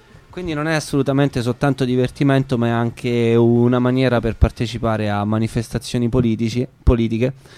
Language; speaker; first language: Italian; native; Italian